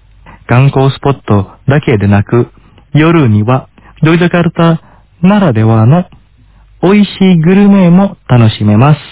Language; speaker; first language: Japanese; non-native, fluent; Indonesian